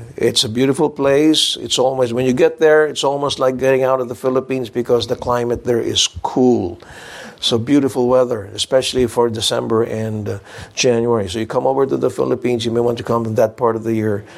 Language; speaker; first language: English; non-native, local second language; Filipino